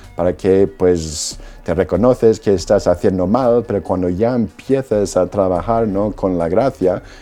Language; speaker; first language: Spanish; non-native, fluent; Polish